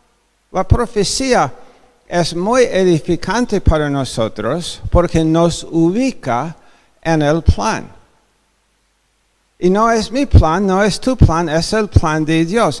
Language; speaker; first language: Spanish; non-native, fluent; English